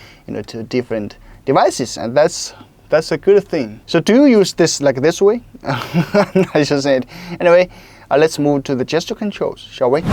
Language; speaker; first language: English; non-native, local second language; Chinese